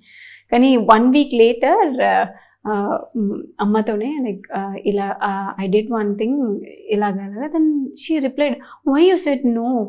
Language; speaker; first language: Telugu; non-native, learner; Tamil